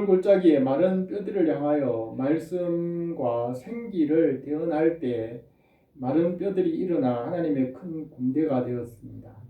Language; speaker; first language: Korean; native; Korean